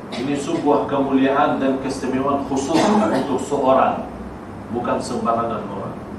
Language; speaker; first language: Malay; non-native, fluent; Arabic